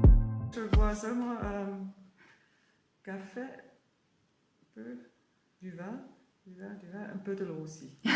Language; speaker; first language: French; non-native, learner; German